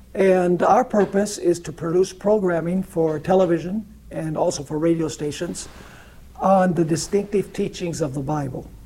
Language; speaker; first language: English; early bilingual, other home language; Spanish